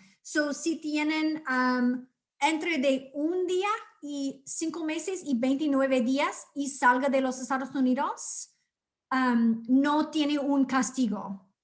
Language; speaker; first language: Spanish; non-native, fluent; English